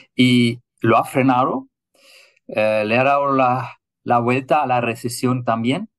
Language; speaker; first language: Spanish; non-native, fluent; German